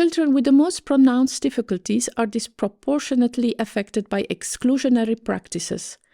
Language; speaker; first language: English; non-native, fluent; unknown